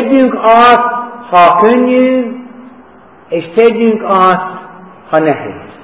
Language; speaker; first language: Hungarian; non-native, learner; English